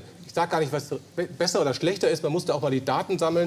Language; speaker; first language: German; native; German